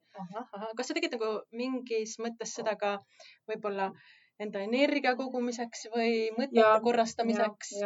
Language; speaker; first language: Estonian; native; Estonian